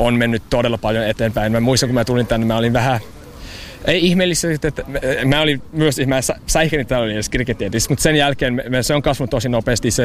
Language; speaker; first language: Finnish; non-native, fluent; English